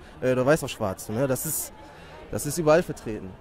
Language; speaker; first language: German; native; German